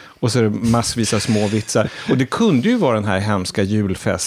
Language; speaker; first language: Swedish; native; Swedish